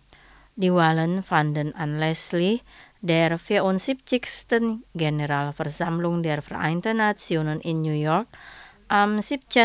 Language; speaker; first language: German; non-native, fluent; Indonesian